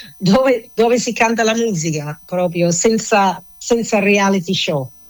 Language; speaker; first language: Italian; non-native, fluent; English